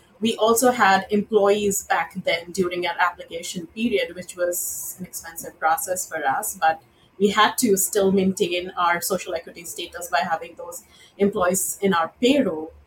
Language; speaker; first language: English; non-native, local second language; Marathi